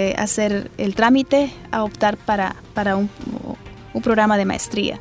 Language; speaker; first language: Spanish; native; Spanish